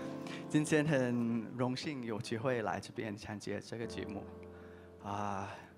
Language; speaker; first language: Chinese; non-native, learner; Thai